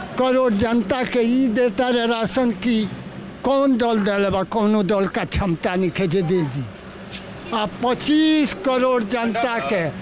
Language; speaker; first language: Bhojpuri; native; Bhojpuri